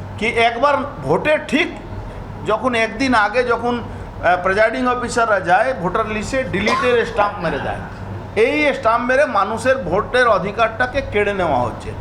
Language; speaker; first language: Bangla; non-native, local second language; Hindi